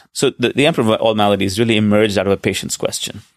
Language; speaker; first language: English; non-native, local second language; Hindi